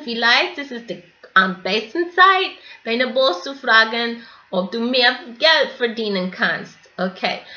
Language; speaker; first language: German; non-native, fluent; English